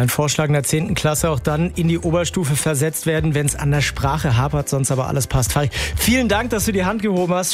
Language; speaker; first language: German; native; German